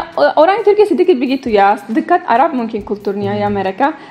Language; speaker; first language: Indonesian; non-native, fluent; Turkish